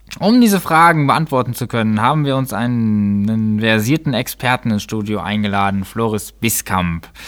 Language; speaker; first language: German; native; German